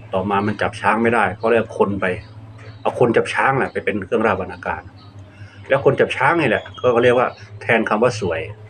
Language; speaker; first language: Thai; non-native, local second language; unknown